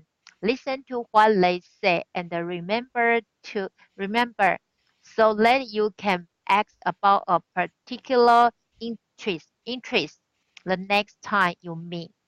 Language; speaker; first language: English; non-native, learner; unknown